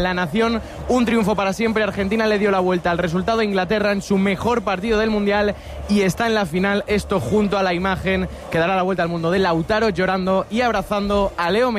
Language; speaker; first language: Spanish; native; Spanish